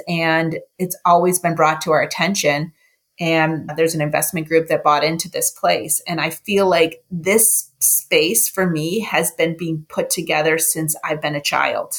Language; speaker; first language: English; native; English